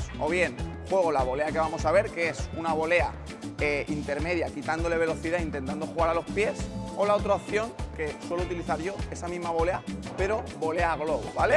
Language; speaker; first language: Spanish; native; Spanish